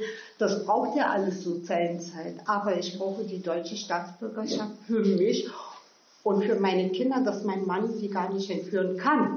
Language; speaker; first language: German; early bilingual, other home language; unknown